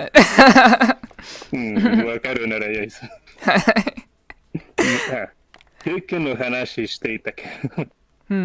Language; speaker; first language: Japanese; non-native, learner; English